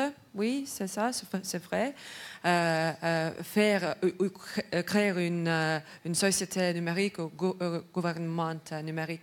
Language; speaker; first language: French; non-native, learner; Estonian